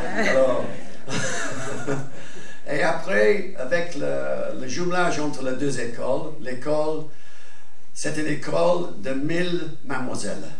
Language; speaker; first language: French; non-native, fluent; English